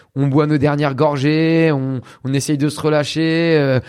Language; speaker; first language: French; native; French